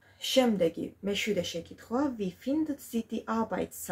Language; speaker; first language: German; non-native, fluent; Georgian